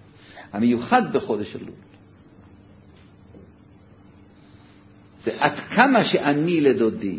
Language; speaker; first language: Hebrew; native; Hebrew